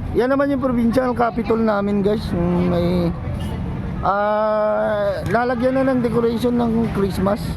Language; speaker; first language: Filipino; non-native, local second language; Iloko